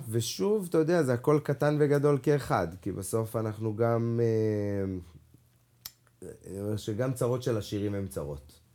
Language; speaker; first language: Hebrew; native; Hebrew